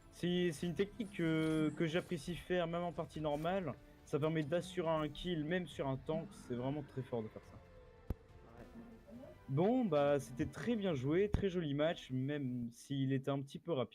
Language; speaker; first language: French; native; French